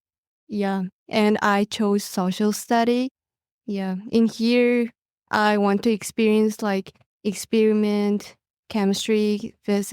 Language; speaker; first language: English; non-native, learner; Mongolian